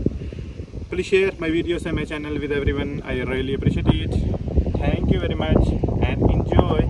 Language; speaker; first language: English; non-native, fluent; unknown